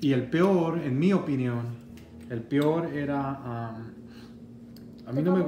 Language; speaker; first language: Spanish; early bilingual, other home language; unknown